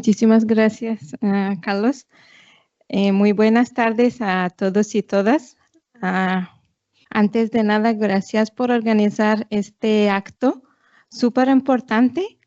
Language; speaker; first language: Spanish; non-native, fluent; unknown